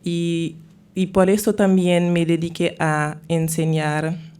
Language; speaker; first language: Spanish; non-native, fluent; Haitian Creole